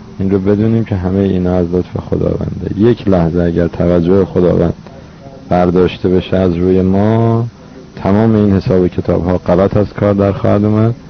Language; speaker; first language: Persian; native; Persian